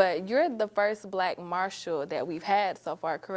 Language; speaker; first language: English; native; English